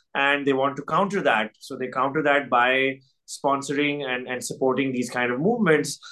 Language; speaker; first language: English; non-native, local second language; Urdu